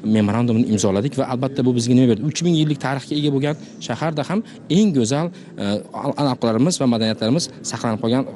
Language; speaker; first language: Uzbek; native; Uzbek